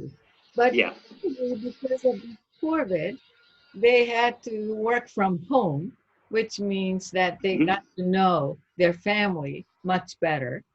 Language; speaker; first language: English; non-native, fluent; Japanese